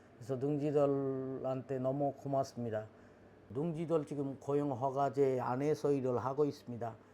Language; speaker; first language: Korean; non-native, learner; Bangla